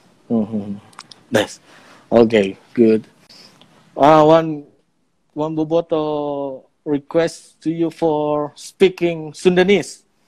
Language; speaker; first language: English; non-native, learner; Indonesian